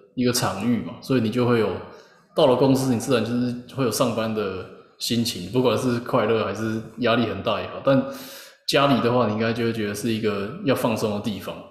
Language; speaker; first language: Chinese; native; Chinese